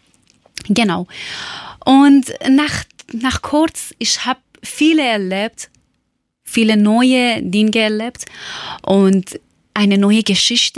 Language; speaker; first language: German; non-native, learner; Persian